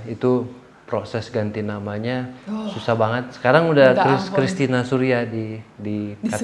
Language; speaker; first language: Indonesian; native; Indonesian